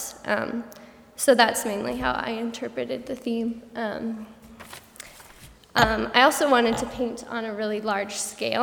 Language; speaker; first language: English; native; English